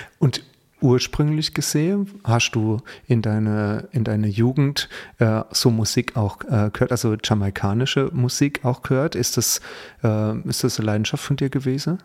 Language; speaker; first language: German; native; German